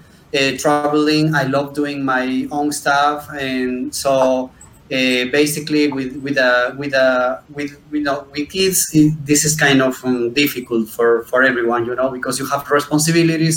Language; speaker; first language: English; non-native, fluent; Spanish